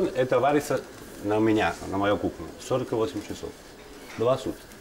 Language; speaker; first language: Russian; non-native, learner; Italian